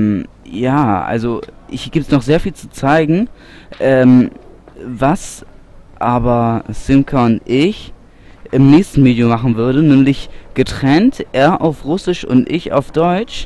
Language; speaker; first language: German; native; German